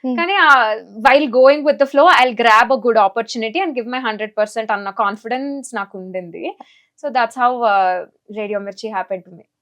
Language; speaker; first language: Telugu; native; Telugu